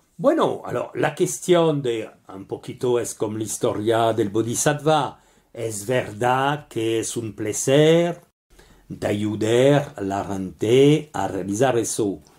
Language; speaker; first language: Spanish; non-native, learner; French